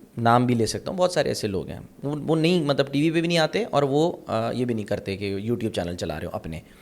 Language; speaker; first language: Urdu; native; Urdu